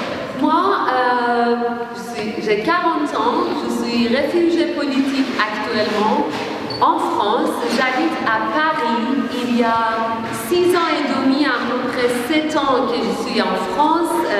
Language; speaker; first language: French; non-native, learner; Persian